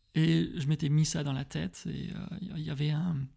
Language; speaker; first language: French; early bilingual, heritage; French